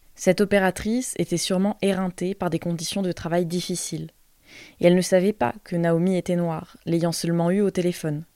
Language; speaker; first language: French; native; French